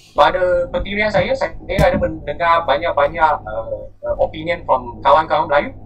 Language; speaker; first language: Malay; non-native, local second language; Chinese